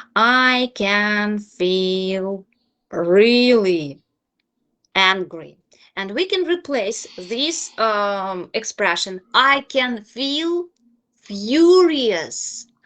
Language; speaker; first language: English; non-native, fluent; Ukrainian